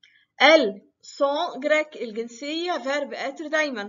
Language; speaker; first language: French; non-native, fluent; Arabic